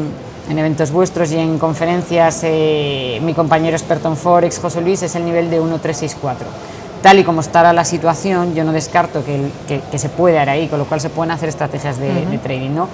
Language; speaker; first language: Spanish; native; Spanish